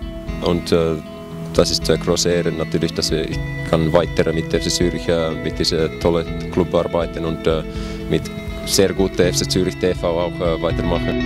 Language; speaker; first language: German; non-native, learner; Finnish